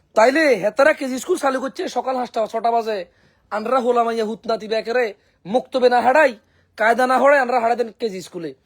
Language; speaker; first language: Bangla; native; Bangla